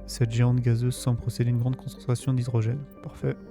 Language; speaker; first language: French; native; French